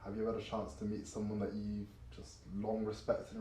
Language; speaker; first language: English; native; English